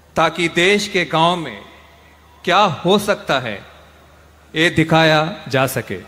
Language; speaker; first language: Hindi; non-native, local second language; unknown